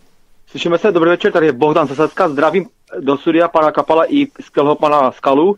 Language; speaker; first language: Czech; native; Czech